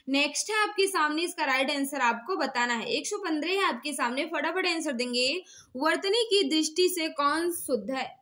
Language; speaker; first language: Hindi; native; Hindi